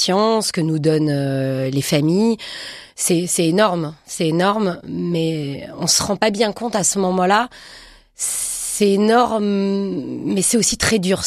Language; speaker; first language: French; native; French